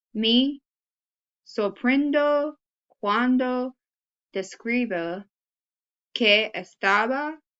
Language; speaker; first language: Spanish; non-native, learner; English